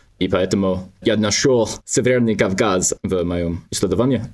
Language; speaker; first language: Russian; non-native, learner; English